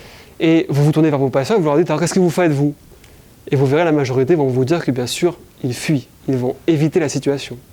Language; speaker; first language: French; native; French